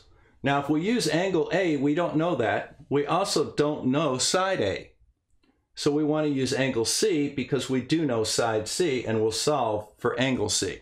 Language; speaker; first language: English; native; English